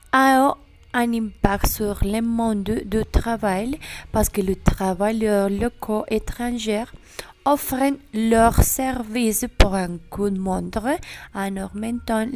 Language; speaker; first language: French; non-native, learner; Spanish